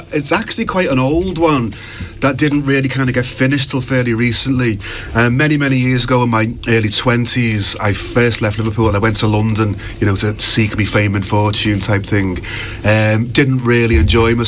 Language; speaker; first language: English; native; English